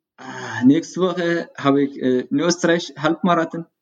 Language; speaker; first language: German; non-native, learner; Tigrinya